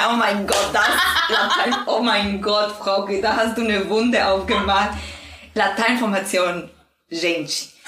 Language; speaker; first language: German; non-native, fluent; Spanish